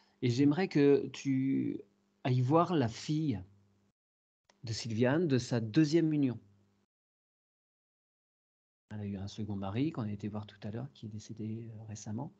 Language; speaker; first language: French; native; French